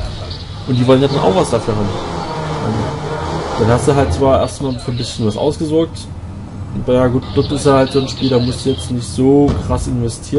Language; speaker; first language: German; native; German